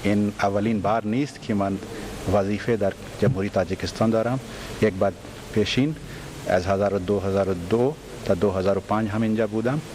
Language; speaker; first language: Persian; non-native, learner; Hindi